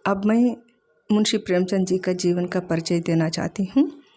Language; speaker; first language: Hindi; non-native, local second language; Telugu